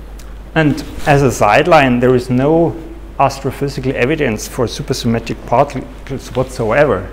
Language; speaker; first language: English; non-native, fluent; German